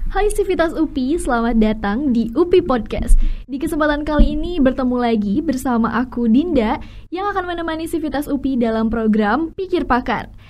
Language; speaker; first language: Indonesian; native; Indonesian